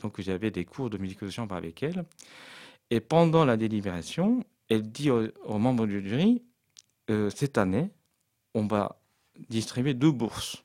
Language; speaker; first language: French; non-native, fluent; Japanese